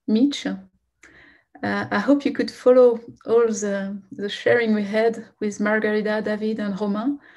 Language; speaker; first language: English; non-native, fluent; French